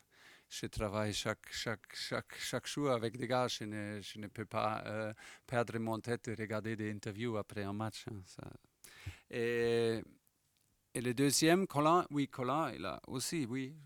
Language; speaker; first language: French; non-native, fluent; German